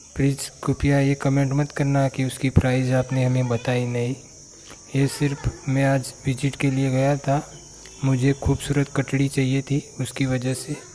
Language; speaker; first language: Hindi; non-native, local second language; Gujarati